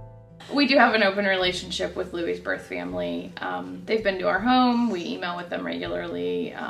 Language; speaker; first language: English; native; English